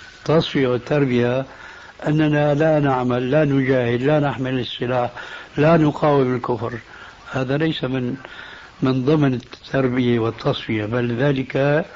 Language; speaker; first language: Arabic; early bilingual, other home language; Albanian